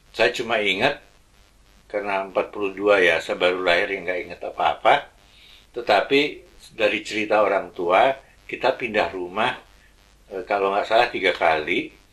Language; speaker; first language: Indonesian; early bilingual, other home language; Javanese